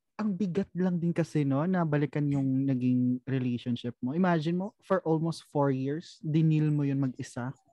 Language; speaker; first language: Filipino; non-native, local second language; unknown